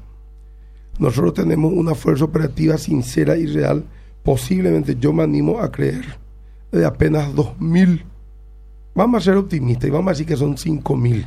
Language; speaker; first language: Spanish; native; Spanish